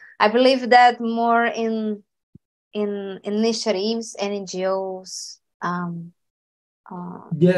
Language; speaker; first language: English; non-native, learner; Portuguese